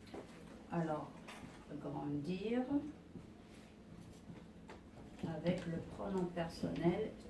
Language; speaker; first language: French; non-native, local second language; Arabic